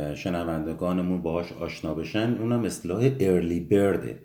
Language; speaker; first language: Persian; native; Persian